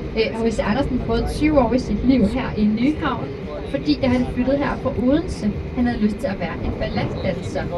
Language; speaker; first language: Danish; non-native, fluent; English